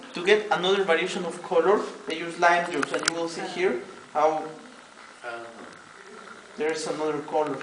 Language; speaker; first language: English; non-native, fluent; Spanish